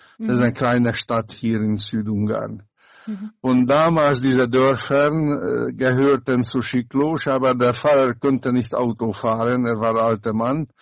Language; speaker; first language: German; non-native, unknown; Hungarian